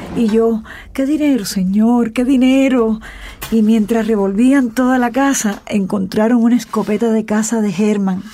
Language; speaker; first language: Spanish; native; Spanish